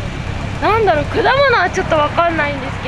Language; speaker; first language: Japanese; native; Japanese